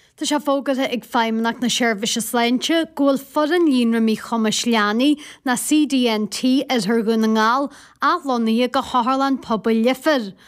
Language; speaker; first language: Irish; native; Irish